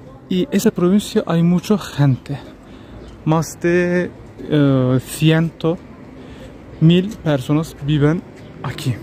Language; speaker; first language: Spanish; non-native, learner; Turkish